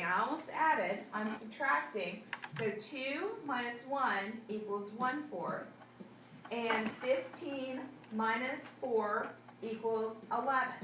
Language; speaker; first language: English; native; English